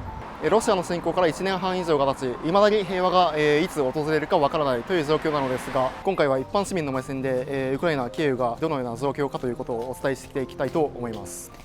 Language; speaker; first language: Japanese; native; Japanese